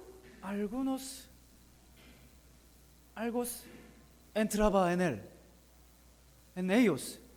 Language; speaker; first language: Spanish; non-native, learner; Korean